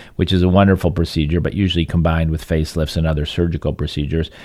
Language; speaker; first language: English; native; English